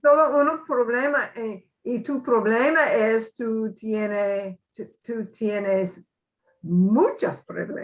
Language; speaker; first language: Spanish; non-native, learner; English